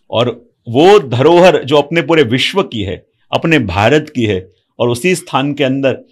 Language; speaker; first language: Hindi; non-native, local second language; Gujarati